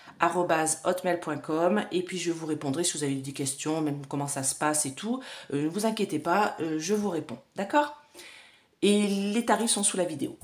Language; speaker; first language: French; native; French